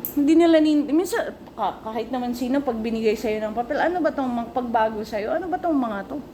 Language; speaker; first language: Filipino; native; Filipino